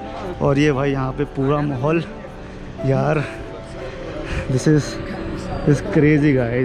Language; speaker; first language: Hindi; native; Hindi